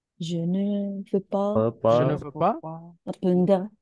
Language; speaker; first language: French; non-native, learner; Indonesian